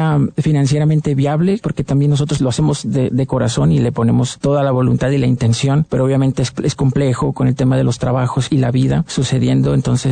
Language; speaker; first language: Spanish; native; Spanish